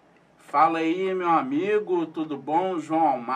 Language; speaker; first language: Portuguese; native; Portuguese